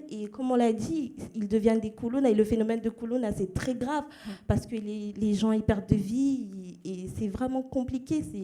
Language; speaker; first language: French; non-native, local second language; Lingala